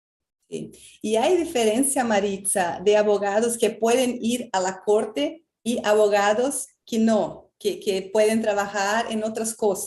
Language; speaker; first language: Spanish; non-native, fluent; Portuguese